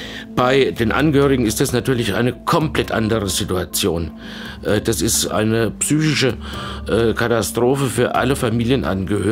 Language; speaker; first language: German; native; German